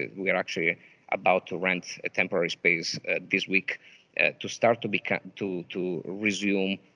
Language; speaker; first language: English; non-native, fluent; Italian